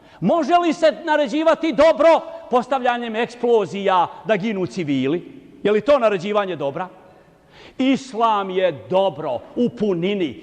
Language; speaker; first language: Bosnian; native; Bosnian